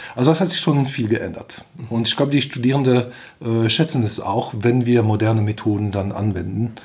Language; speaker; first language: German; non-native, fluent; French